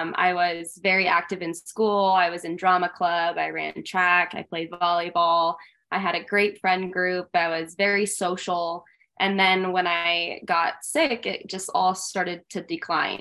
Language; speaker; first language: English; native; English